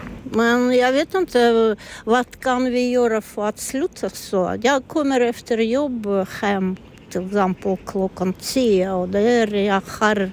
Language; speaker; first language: Swedish; non-native, learner; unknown